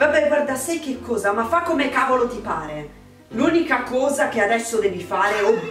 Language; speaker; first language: Italian; native; Italian